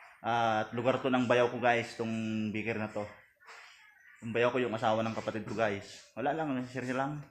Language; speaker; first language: Filipino; native; Filipino